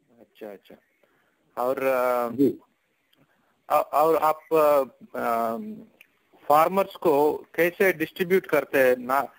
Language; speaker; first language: Hindi; non-native, local second language; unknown